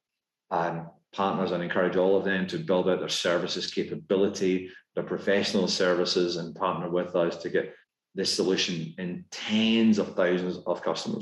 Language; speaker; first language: English; native; English